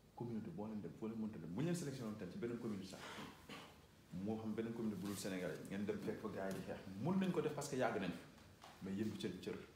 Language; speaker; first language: French; non-native, local second language; Wolof